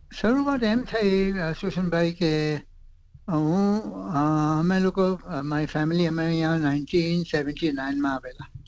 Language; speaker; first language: Gujarati; native; Gujarati